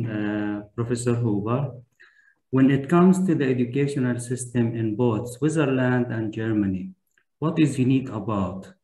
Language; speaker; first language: English; non-native, fluent; Turkish